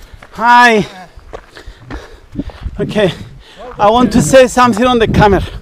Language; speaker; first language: English; non-native, learner; Greek